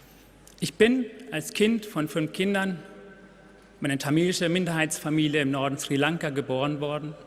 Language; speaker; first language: German; non-native, fluent; Tamil